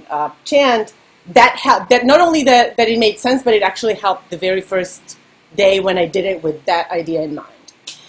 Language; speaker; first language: English; non-native, fluent; Serbian